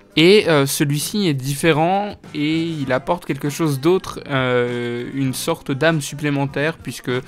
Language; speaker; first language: French; native; French